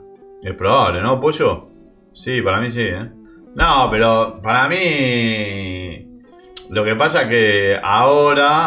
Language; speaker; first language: Spanish; native; Spanish